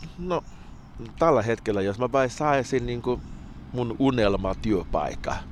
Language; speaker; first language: Finnish; non-native, fluent; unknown